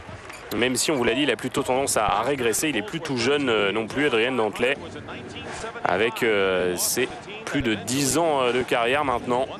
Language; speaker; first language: French; native; French